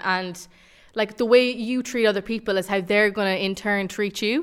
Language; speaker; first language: English; native; English